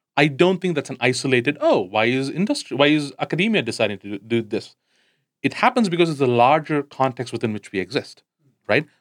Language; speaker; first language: English; non-native, local second language; Tamil